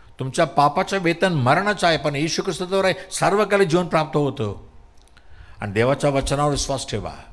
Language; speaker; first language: Marathi; non-native, local second language; Tamil